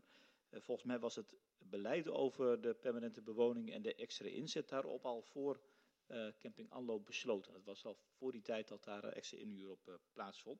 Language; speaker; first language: Dutch; native; Dutch